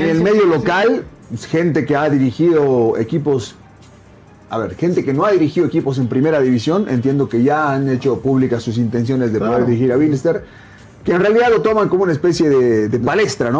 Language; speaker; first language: Spanish; native; Spanish